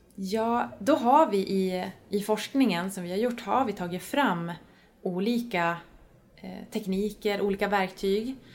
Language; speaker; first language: Swedish; native; Swedish